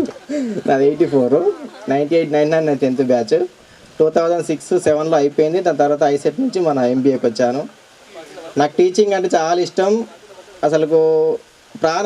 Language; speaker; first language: Telugu; native; Telugu